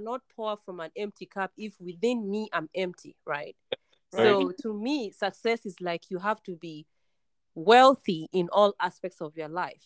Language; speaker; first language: English; non-native, local second language; Luo (Kenya and Tanzania)